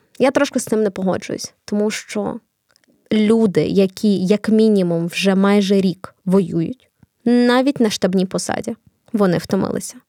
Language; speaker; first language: Ukrainian; non-native, local second language; Russian